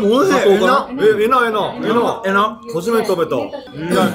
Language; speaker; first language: Japanese; native; Japanese